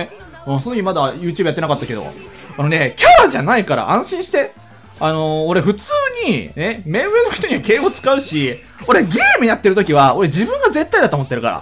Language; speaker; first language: Japanese; native; Japanese